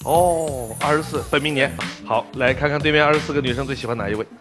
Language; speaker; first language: Chinese; native; Chinese